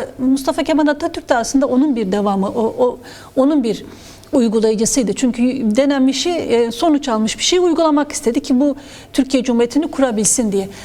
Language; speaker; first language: Turkish; non-native, local second language; Kurdish